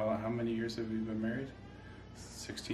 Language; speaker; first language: English; native; English